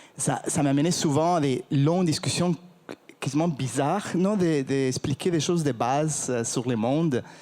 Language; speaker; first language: French; non-native, fluent; Spanish